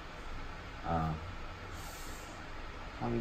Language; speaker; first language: Japanese; non-native, learner; Korean